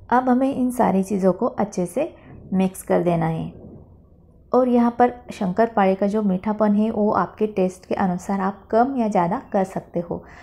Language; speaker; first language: Hindi; non-native, local second language; Marathi